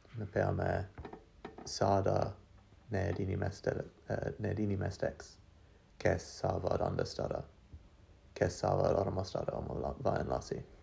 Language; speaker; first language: Estonian; non-native, learner; English